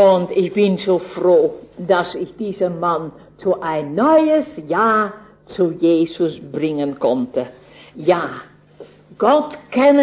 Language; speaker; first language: German; non-native, fluent; Dutch